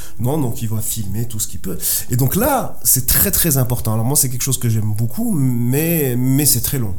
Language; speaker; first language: French; non-native, local second language; Arabic